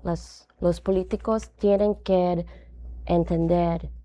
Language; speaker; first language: Spanish; non-native, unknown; English